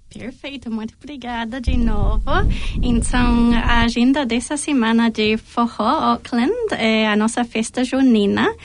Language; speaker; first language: Portuguese; non-native, fluent; English